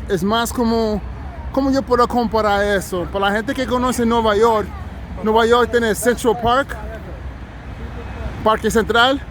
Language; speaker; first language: Spanish; non-native, learner; English